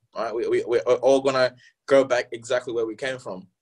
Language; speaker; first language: English; early bilingual, other home language; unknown